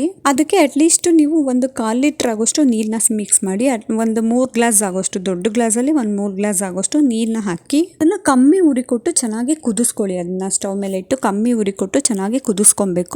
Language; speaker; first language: Kannada; native; Kannada